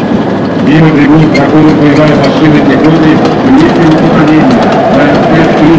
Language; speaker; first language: Russian; native; Russian